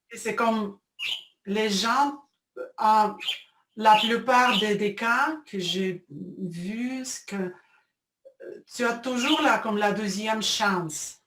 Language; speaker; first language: French; non-native, fluent; Russian